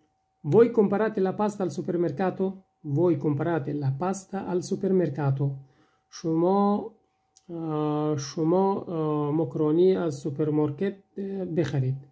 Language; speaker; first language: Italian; non-native, fluent; Persian